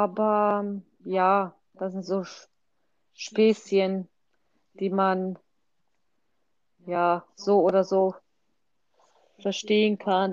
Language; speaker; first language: German; non-native, fluent; Croatian